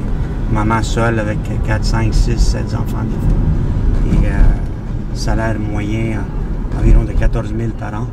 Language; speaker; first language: French; native; French